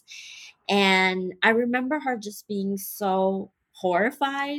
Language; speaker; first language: English; native; English